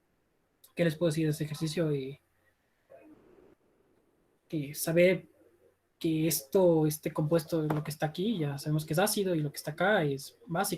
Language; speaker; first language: Spanish; native; Spanish